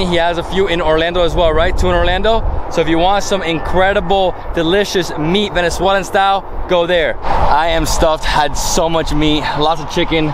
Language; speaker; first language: English; native; English